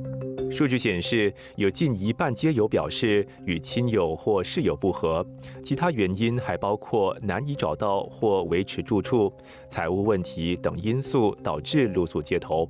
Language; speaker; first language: Chinese; native; Chinese